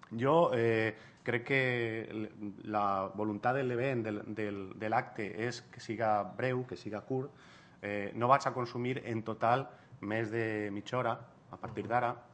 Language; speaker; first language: Catalan; non-native, local second language; Spanish